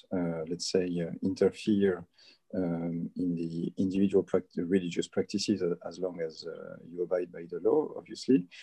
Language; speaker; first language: English; early bilingual, other home language; Spanish